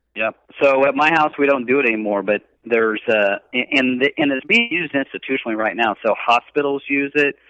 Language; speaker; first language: English; native; English